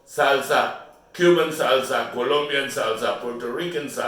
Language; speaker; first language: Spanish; non-native, learner; Urdu